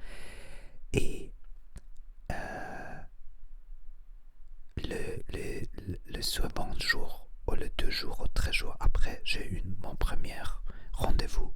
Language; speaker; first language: French; non-native, learner; Spanish